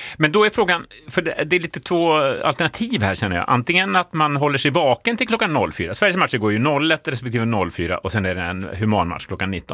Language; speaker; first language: Swedish; native; Swedish